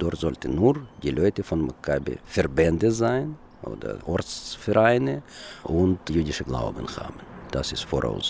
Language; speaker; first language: German; non-native, learner; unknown